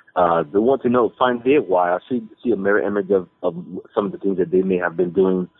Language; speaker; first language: English; native; English